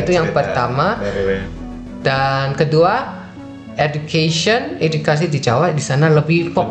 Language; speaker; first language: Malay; non-native, fluent; Dutch